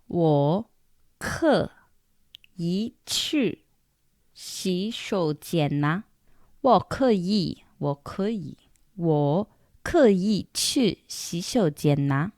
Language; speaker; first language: Chinese; non-native, learner; English